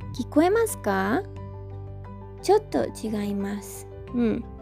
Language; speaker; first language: Japanese; non-native, learner; Spanish